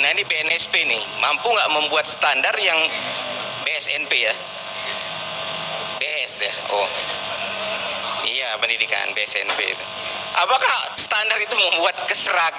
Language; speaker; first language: Indonesian; native; Indonesian